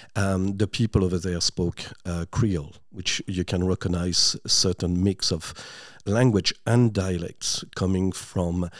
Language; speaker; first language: English; non-native, fluent; French